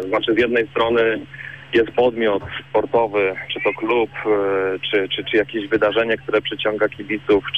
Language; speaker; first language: Polish; native; Polish